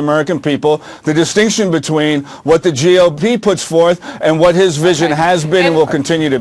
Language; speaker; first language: English; native; English